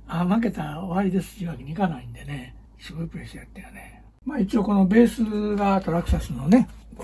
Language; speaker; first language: Japanese; native; Japanese